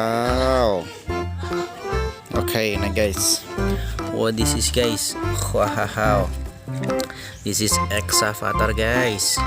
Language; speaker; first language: English; non-native, learner; Indonesian